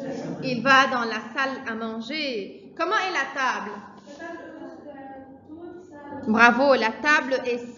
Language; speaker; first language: French; non-native, fluent; Arabic